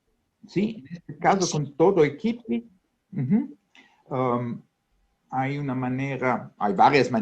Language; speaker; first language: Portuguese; non-native, learner; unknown